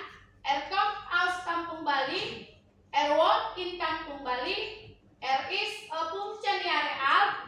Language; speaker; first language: German; non-native, learner; Indonesian